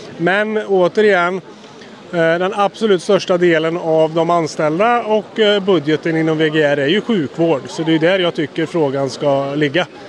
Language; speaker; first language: Swedish; native; Swedish